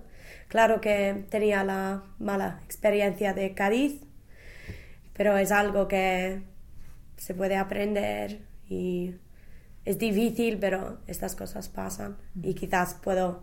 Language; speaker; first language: Spanish; non-native, fluent; English